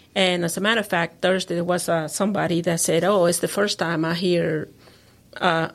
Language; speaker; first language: English; non-native, fluent; Spanish